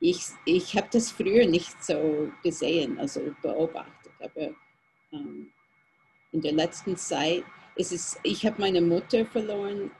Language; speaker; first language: German; non-native, fluent; English